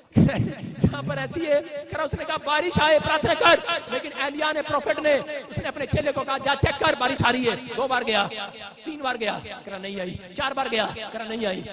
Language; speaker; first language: Hindi; non-native, local second language; Punjabi